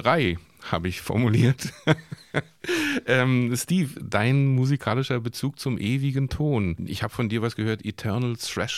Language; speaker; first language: German; native; German